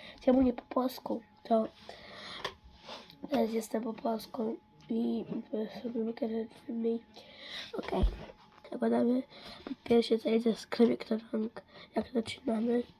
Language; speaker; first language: Polish; early bilingual, heritage; Dutch